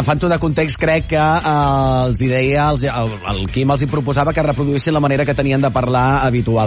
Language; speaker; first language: Catalan; native; Catalan